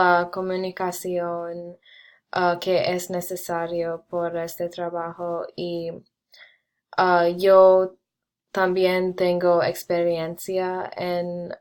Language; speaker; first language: Spanish; non-native, learner; English